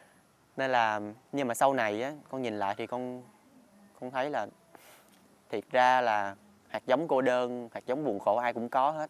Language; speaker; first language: Vietnamese; native; Vietnamese